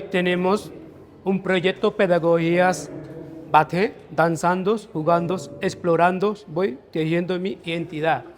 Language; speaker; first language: Spanish; non-native, local second language; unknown